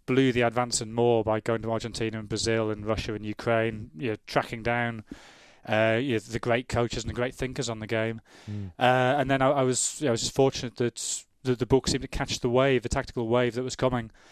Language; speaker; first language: English; native; English